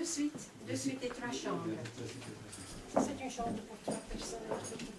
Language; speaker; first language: French; non-native, local second language; Dutch